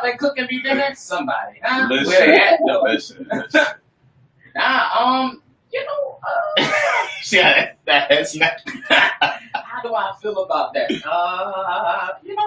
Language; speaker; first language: English; native; English